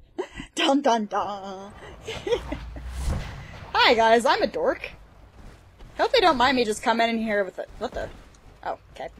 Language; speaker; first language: English; native; English